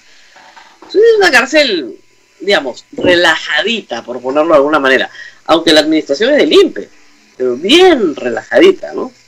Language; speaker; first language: Spanish; native; Spanish